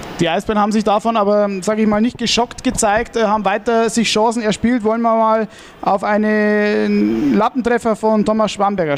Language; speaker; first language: German; native; German